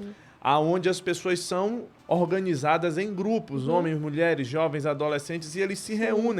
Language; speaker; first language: Portuguese; native; Portuguese